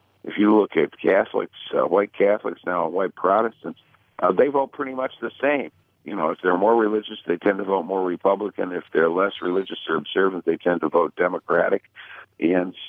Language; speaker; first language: English; native; English